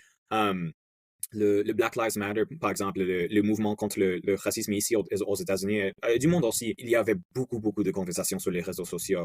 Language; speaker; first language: French; non-native, fluent; English